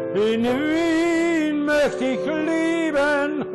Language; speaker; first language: German; native; German